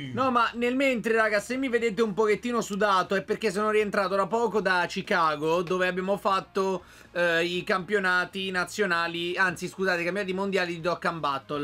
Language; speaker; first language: Italian; native; Italian